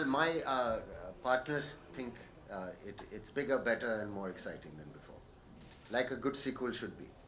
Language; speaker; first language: English; non-native, local second language; Hindi